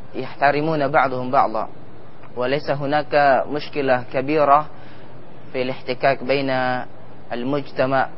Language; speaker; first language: Arabic; non-native, fluent; Indonesian